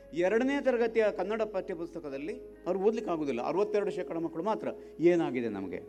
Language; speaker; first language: Kannada; native; Kannada